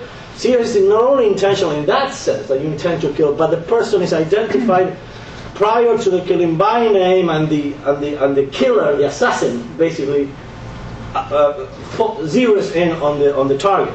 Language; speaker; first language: English; non-native, fluent; Spanish